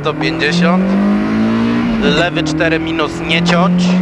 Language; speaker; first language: Polish; native; Polish